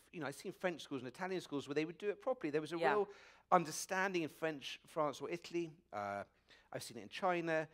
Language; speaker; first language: English; native; English